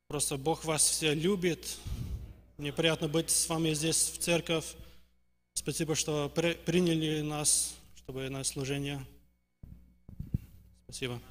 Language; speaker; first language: Russian; early bilingual, heritage; Russian